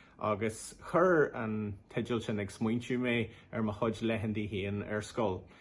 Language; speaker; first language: Irish; non-native, local second language; English